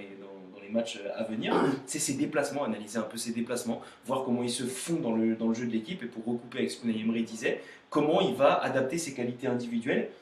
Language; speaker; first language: French; native; French